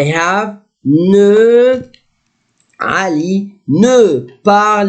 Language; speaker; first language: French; non-native, fluent; Arabic